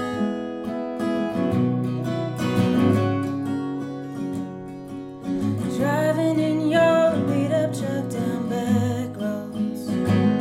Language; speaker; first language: English; native; English